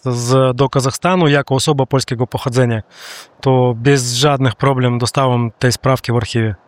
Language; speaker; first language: Polish; non-native, learner; Russian